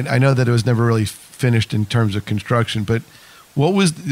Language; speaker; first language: English; native; English